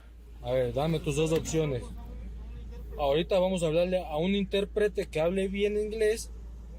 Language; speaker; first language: Spanish; native; Spanish